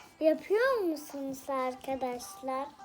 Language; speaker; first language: Turkish; early bilingual, heritage; Turkish